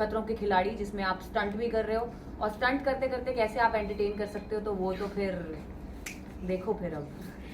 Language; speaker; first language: Hindi; native; Hindi